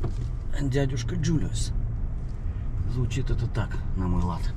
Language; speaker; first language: Russian; native; Russian